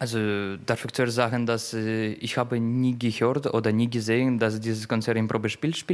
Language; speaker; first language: German; non-native, learner; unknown